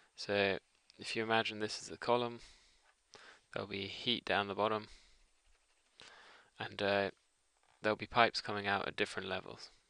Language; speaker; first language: English; native; English